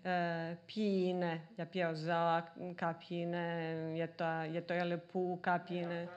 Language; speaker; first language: Greek; non-native, fluent; Serbian